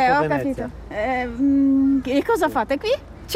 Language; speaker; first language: Italian; non-native, learner; Ukrainian